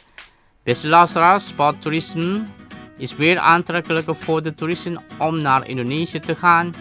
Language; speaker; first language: Dutch; non-native, learner; Indonesian